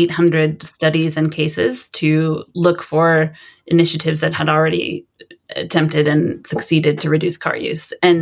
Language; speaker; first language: English; native; English